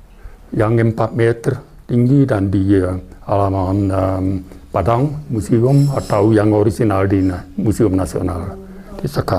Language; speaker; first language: Indonesian; non-native, fluent; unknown